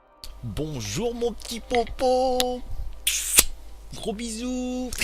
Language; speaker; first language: French; native; French